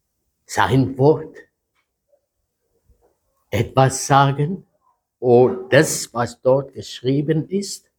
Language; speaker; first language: German; non-native, fluent; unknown